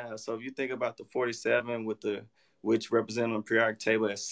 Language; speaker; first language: English; native; English